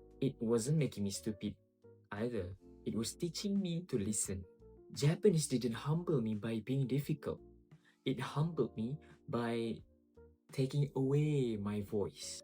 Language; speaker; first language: English; non-native, local second language; Malay